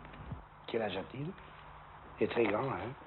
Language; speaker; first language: French; non-native, fluent; Italian